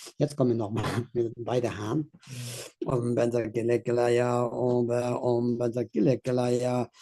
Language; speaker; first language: German; non-native, learner; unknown